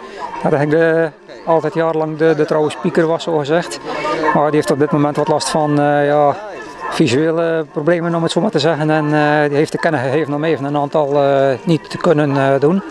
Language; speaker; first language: Dutch; native; Dutch